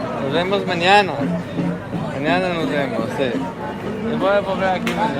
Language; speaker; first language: Spanish; non-native, learner; English